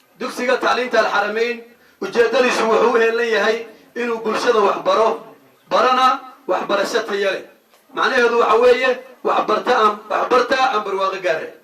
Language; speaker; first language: Somali; native; Somali